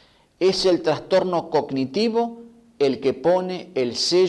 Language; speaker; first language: Spanish; native; Spanish